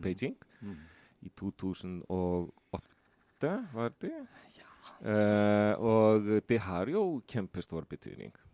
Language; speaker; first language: Norwegian; non-native, fluent; Icelandic